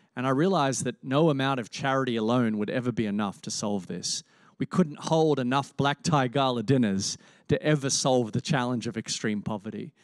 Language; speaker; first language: English; native; English